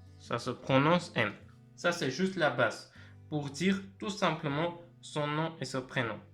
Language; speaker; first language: French; native; French